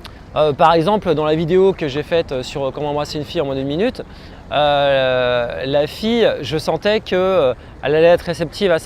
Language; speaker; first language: French; native; French